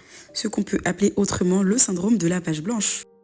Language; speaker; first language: French; native; French